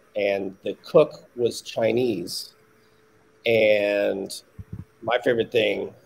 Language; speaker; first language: English; native; English